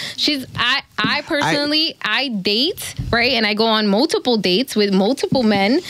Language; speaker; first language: English; native; English